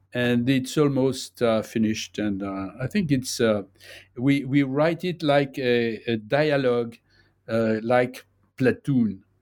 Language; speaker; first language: English; non-native, fluent; French